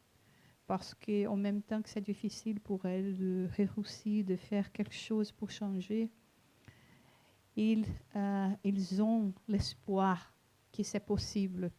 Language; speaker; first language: French; non-native, fluent; Portuguese